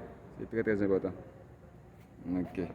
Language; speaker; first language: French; non-native, local second language; Haitian Creole